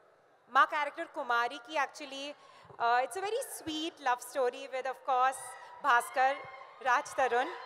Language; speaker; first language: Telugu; non-native, learner; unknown